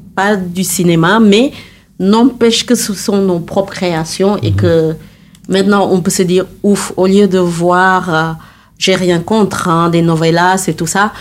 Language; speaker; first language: French; non-native, local second language; Wolof